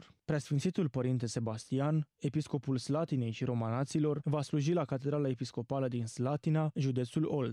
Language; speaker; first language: Romanian; native; Romanian